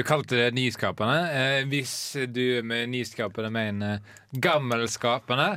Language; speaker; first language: Norwegian; native; Norwegian